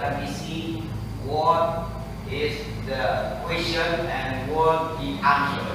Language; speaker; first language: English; non-native, learner; Indonesian